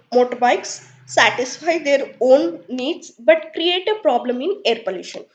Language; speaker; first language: English; non-native, local second language; Kannada